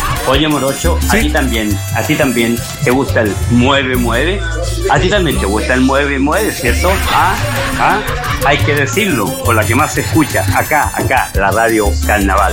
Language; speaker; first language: Spanish; native; Spanish